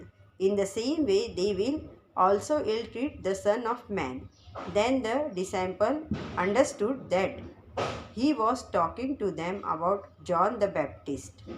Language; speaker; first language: English; non-native, local second language; Hindi